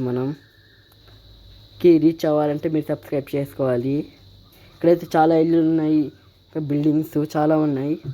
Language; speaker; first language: Telugu; non-native, local second language; Urdu